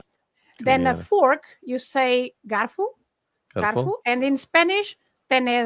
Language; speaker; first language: English; non-native, fluent; Portuguese